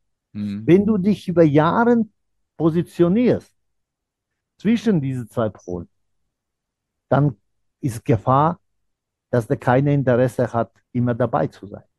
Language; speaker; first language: German; non-native, fluent; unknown